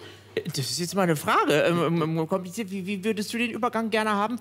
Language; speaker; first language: German; native; German